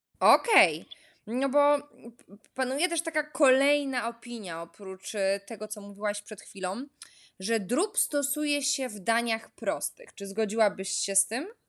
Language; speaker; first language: Polish; native; Polish